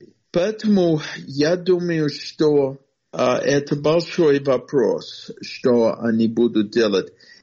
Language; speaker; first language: Russian; non-native, fluent; English